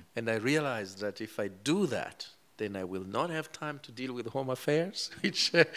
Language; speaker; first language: English; non-native, local second language; Kinyarwanda